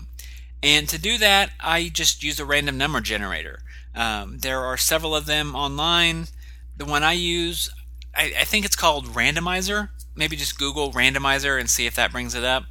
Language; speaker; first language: English; native; English